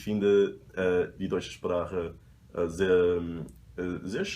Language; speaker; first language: German; non-native, learner; Portuguese